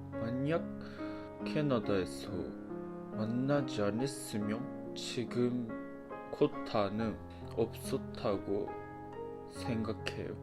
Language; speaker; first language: Korean; non-native, fluent; Japanese